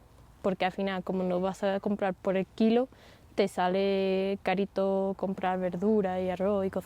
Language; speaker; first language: Spanish; non-native, fluent; English